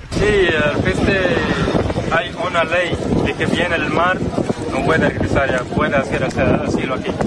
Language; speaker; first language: Spanish; non-native, learner; Arabic